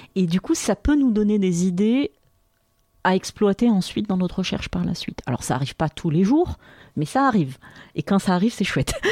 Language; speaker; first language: French; non-native, local second language; Arabic